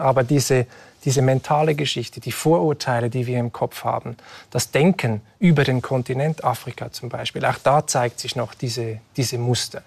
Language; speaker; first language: German; native; German